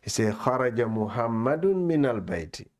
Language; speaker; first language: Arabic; non-native, fluent; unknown